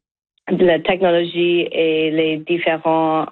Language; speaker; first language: French; non-native, learner; English